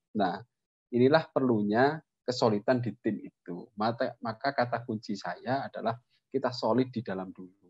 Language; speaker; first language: Indonesian; non-native, local second language; Javanese